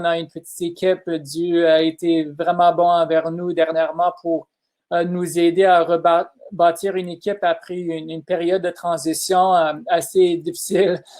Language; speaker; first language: French; non-native, fluent; English